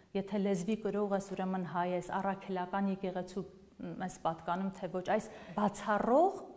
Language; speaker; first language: Armenian; native; Armenian